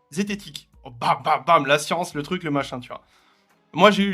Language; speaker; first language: French; native; French